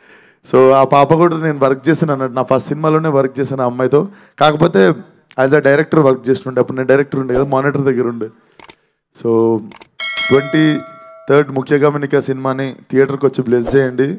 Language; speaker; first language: Telugu; native; Telugu